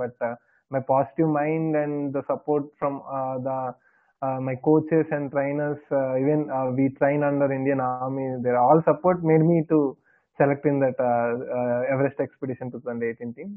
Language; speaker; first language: English; non-native, local second language; Telugu